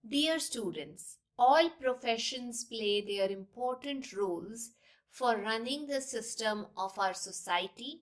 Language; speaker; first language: English; non-native, local second language; Punjabi